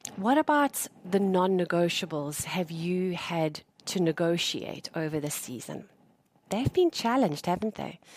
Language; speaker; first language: English; native; English